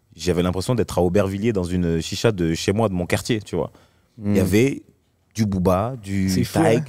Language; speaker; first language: French; native; French